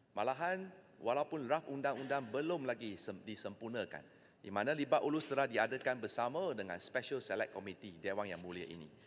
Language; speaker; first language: Malay; non-native, local second language; Chinese